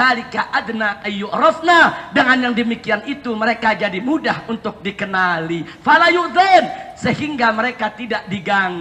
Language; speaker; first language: Indonesian; native; Indonesian